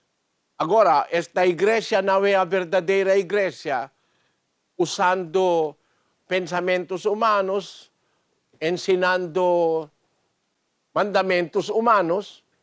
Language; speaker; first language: Portuguese; non-native, learner; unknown